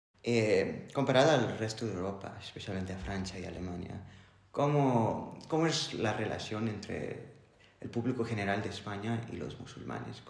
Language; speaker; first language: Spanish; non-native, learner; English